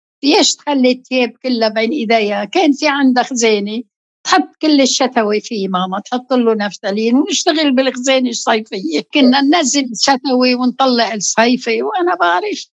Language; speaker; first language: Arabic; native; Arabic